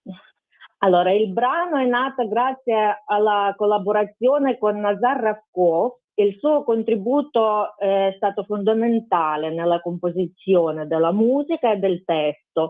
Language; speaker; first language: Italian; non-native, fluent; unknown